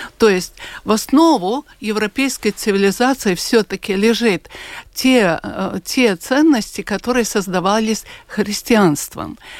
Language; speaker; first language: Russian; non-native, local second language; Latvian